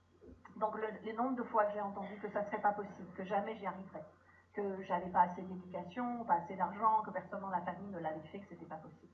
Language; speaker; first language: French; native; French